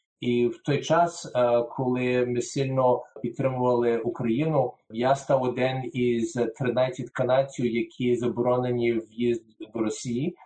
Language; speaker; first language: Ukrainian; early bilingual, heritage; Ukrainian